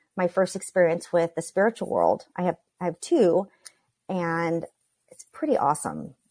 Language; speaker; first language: English; native; English